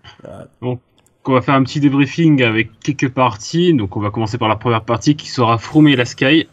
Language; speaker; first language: French; native; French